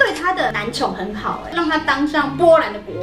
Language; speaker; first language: Chinese; native; Chinese